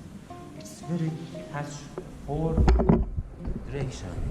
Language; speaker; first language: English; non-native, learner; Persian